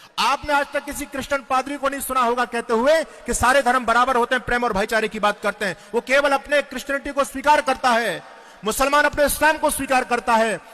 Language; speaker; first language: Hindi; native; Hindi